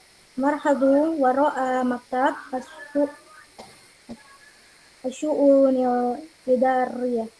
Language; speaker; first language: Arabic; non-native, learner; Indonesian